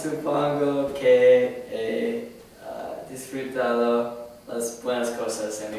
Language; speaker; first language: Spanish; non-native, learner; English